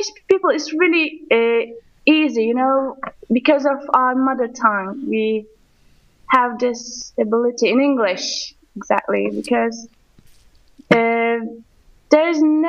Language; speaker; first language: English; non-native, learner; Turkish